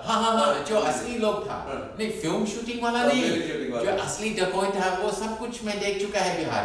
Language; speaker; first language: Hindi; non-native, fluent; English